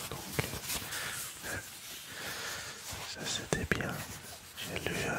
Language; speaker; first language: French; non-native, learner; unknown